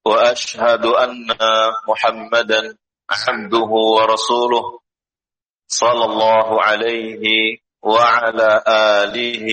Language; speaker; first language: Arabic; non-native, fluent; Indonesian